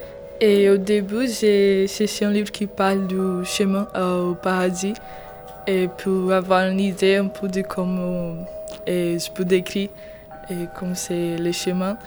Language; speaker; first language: French; non-native, learner; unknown